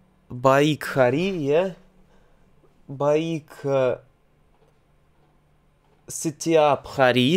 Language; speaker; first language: Indonesian; non-native, learner; Russian